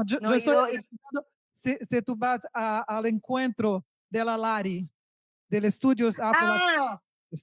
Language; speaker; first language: Spanish; non-native, learner; Portuguese